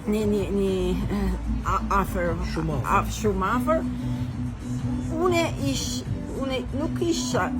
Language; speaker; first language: Albanian; non-native, learner; Italian